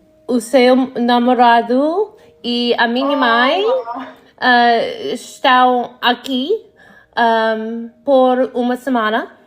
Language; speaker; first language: Portuguese; non-native, learner; English